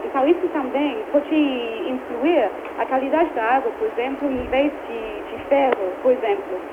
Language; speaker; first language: Portuguese; non-native, fluent; English